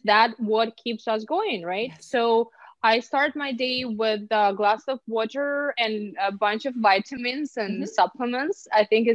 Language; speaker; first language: English; non-native, fluent; Ukrainian